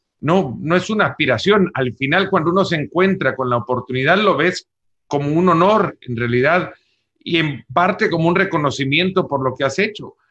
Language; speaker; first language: Spanish; native; Spanish